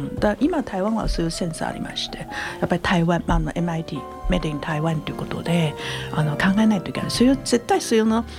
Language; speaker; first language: Japanese; non-native, fluent; Chinese